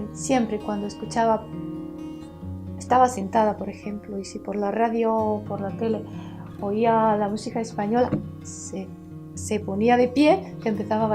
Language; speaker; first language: Spanish; early bilingual, heritage; Spanish